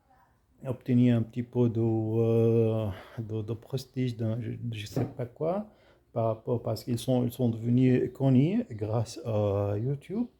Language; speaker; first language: French; non-native, fluent; Arabic